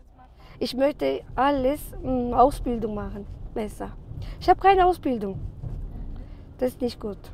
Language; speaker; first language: German; non-native, learner; Turkish